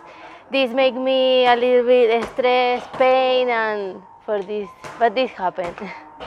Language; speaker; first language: English; non-native, learner; Spanish